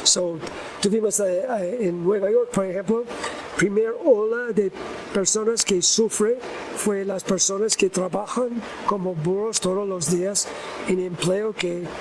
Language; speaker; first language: Spanish; non-native, learner; English